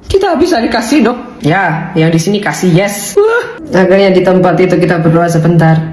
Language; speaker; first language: Indonesian; native; Indonesian